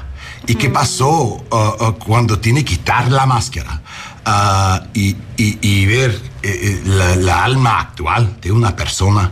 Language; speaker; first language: Spanish; non-native, learner; English